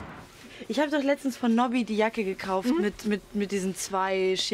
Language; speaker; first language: German; native; German